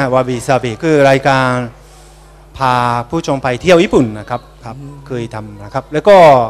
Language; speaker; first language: Thai; non-native, fluent; Japanese